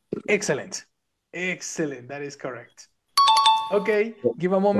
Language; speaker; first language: English; non-native, fluent; Spanish